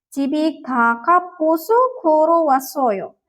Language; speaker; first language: Korean; non-native, fluent; Indonesian